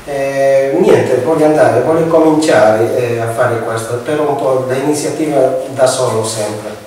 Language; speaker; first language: Italian; non-native, fluent; Spanish